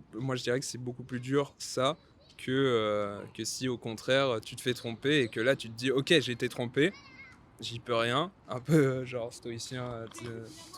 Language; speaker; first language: French; native; French